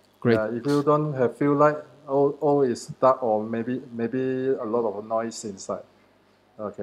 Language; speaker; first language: English; non-native, learner; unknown